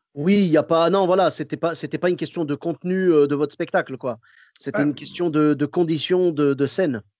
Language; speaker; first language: French; early bilingual, other home language; Arabic